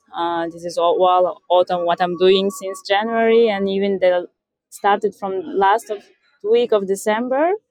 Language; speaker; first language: English; non-native, fluent; Russian